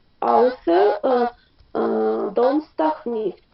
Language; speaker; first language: German; non-native, learner; Ukrainian